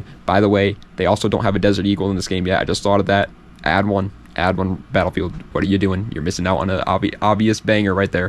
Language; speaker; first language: English; native; English